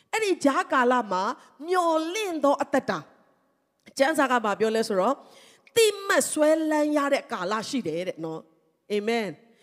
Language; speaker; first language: Burmese; non-native, local second language; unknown